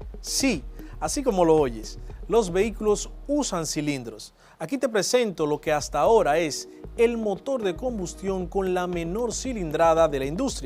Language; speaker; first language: Spanish; native; Spanish